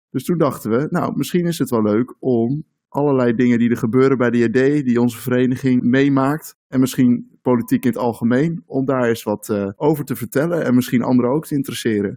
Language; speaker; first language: Dutch; native; Dutch